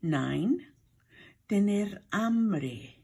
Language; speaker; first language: Spanish; non-native, fluent; English